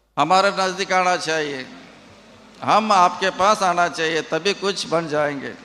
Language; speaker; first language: Hindi; non-native, local second language; Kannada